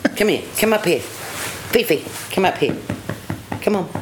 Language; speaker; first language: English; native; English